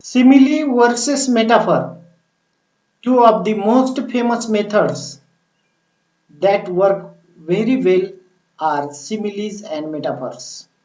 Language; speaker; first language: English; non-native, local second language; Marathi